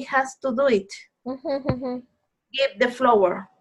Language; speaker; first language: English; non-native, learner; Spanish